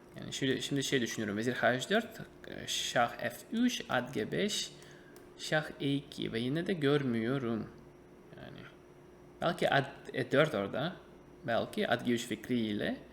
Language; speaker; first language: Turkish; non-native, fluent; Russian